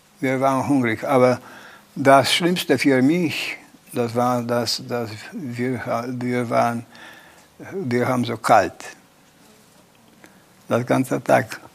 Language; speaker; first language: German; non-native, learner; Polish